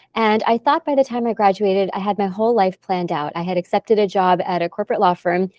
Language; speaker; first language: English; native; English